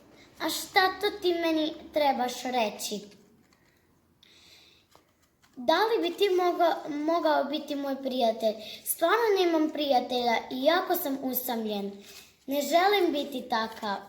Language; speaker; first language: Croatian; early bilingual, heritage; Serbian